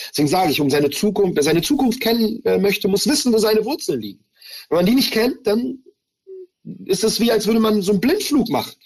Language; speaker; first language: German; early bilingual, other home language; Hebrew